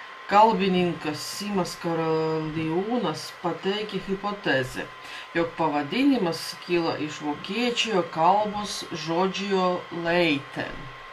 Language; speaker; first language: Lithuanian; non-native, learner; Latvian